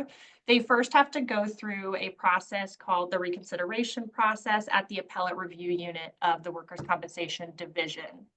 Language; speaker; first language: English; native; English